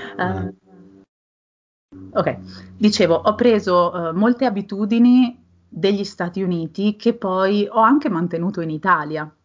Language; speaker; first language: Italian; native; Italian